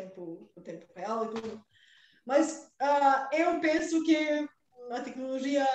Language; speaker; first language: Portuguese; non-native, fluent; Bulgarian